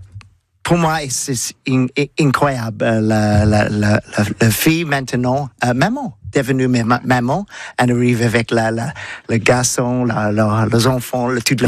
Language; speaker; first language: French; non-native, learner; English